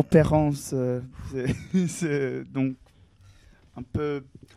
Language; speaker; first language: French; non-native, learner; English